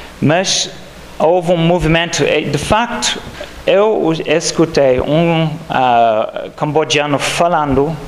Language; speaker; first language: Portuguese; non-native, fluent; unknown